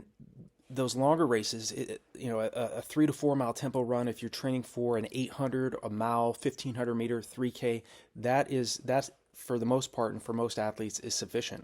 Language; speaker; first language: English; native; English